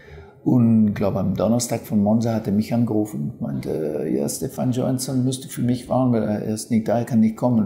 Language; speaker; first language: German; non-native, fluent; French